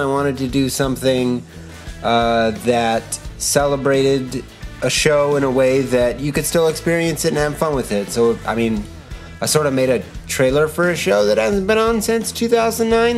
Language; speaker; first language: English; native; English